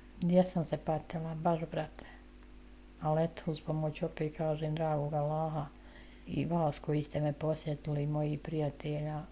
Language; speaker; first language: Bosnian; native; Bosnian